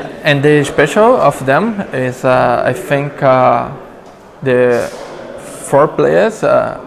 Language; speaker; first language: English; non-native, learner; Portuguese